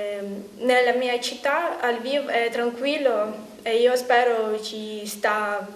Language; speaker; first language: Italian; non-native, learner; Ukrainian